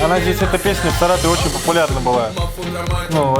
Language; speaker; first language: Russian; native; Russian